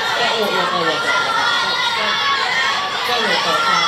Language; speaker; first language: Chinese; non-native, learner; Thai